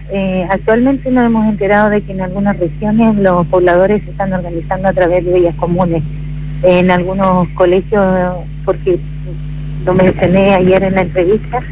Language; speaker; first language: Spanish; native; Spanish